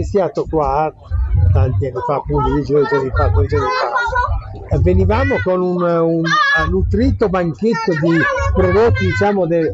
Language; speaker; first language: Italian; native; Italian